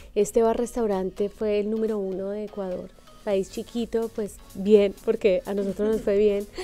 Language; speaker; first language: Spanish; native; Spanish